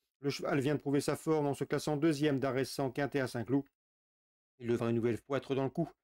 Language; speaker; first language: French; native; French